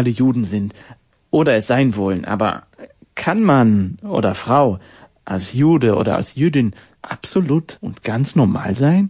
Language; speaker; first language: German; non-native, fluent; Hebrew